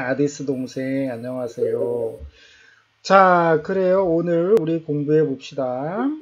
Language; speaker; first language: Korean; non-native, fluent; Indonesian